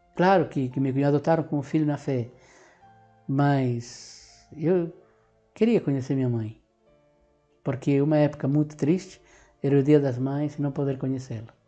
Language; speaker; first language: Portuguese; non-native, fluent; Spanish